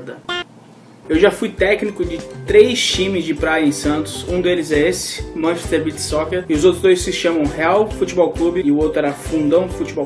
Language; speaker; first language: Portuguese; native; Portuguese